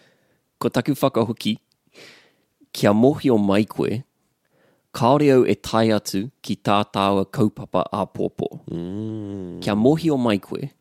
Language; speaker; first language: Māori; non-native, learner; English